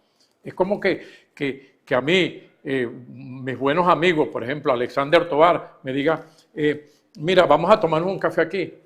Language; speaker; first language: Spanish; native; Spanish